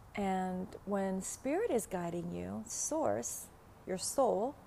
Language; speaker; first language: English; non-native, fluent; Vietnamese